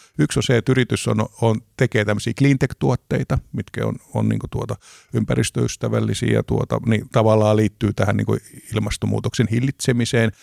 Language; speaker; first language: Finnish; native; Finnish